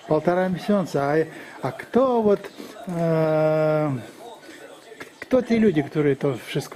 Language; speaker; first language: Polish; non-native, learner; Russian